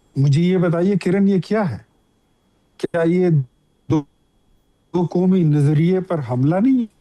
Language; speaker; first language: Urdu; non-native, local second language; Pashto